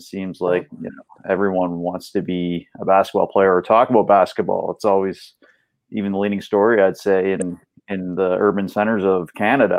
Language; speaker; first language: English; native; English